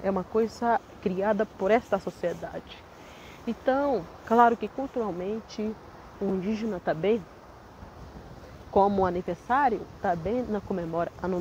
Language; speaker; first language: Portuguese; non-native, local second language; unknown